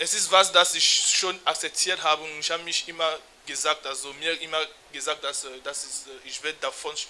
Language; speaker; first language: German; non-native, learner; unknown